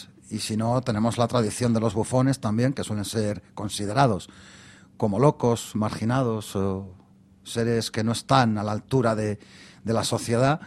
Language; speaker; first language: Spanish; native; Spanish